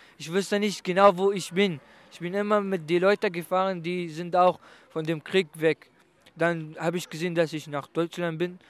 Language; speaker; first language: German; non-native, learner; Kurdish